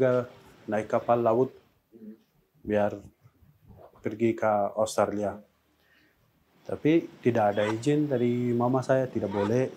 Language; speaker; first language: Indonesian; non-native, learner; Persian